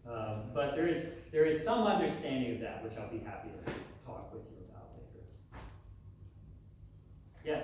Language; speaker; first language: English; native; English